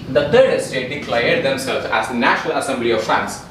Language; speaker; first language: English; non-native, local second language; Malayalam